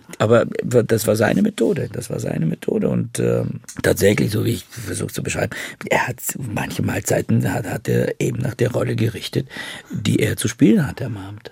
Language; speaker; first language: German; non-native, fluent; Bulgarian